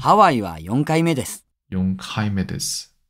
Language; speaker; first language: Japanese; non-native, learner; Korean